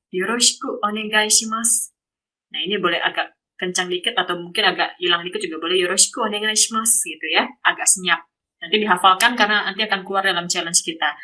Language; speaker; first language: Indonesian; native; Indonesian